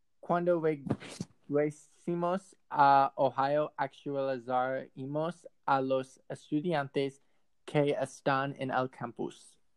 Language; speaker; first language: Spanish; non-native, learner; English